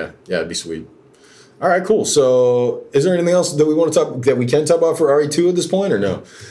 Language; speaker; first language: English; native; English